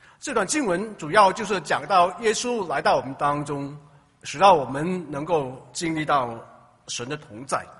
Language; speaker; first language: Chinese; native; Chinese